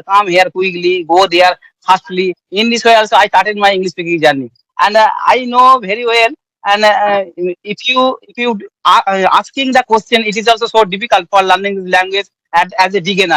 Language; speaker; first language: English; non-native, learner; Bangla